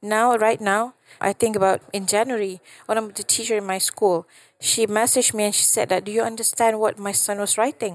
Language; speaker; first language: English; non-native, local second language; Malay